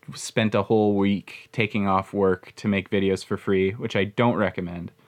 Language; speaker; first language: English; native; English